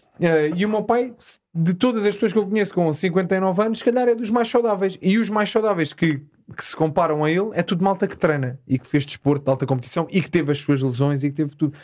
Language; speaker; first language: Portuguese; native; Portuguese